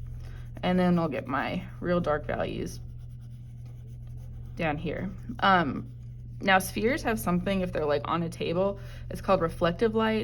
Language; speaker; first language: English; native; English